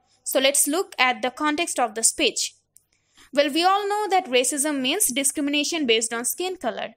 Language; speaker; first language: English; non-native, local second language; Bangla